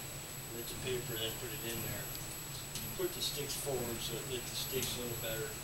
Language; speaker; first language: English; native; English